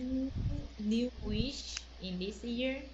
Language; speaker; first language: English; non-native, learner; Chinese